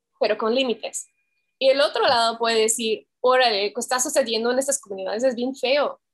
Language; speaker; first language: Spanish; non-native, fluent; English